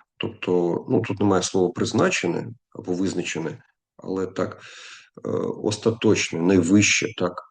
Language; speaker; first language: Ukrainian; non-native, local second language; Russian